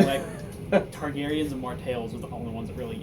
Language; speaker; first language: English; native; English